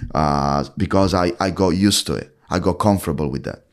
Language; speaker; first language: English; non-native, fluent; Italian